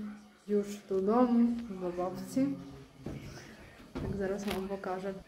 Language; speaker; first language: Polish; non-native, learner; Ukrainian